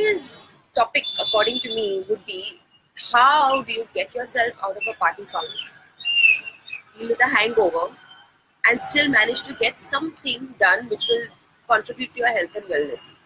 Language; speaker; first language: English; non-native, local second language; Hindi